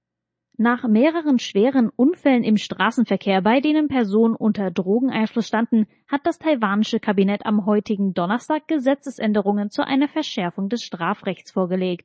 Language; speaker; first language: German; native; German